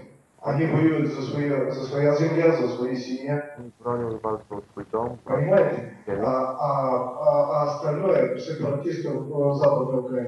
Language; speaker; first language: Russian; non-native, learner; Bulgarian